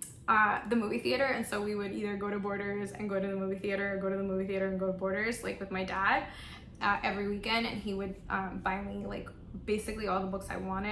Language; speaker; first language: English; non-native, local second language; Spanish